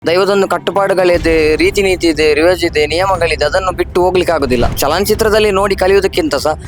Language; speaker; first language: Kannada; non-native, local second language; Tulu